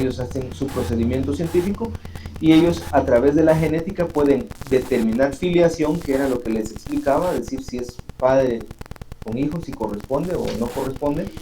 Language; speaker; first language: Spanish; native; Spanish